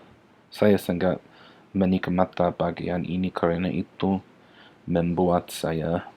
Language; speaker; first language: Indonesian; non-native, learner; English